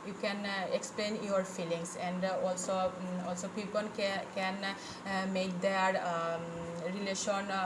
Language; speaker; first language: English; non-native, fluent; Bangla